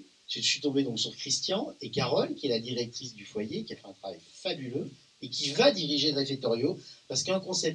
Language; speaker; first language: French; native; French